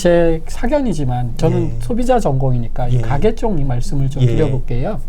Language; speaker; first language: Korean; native; Korean